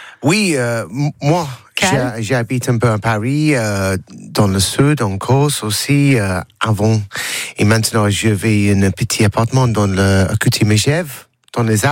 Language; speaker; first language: French; non-native, learner; English